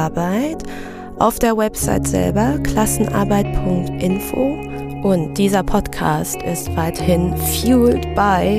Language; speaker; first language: German; early bilingual, other home language; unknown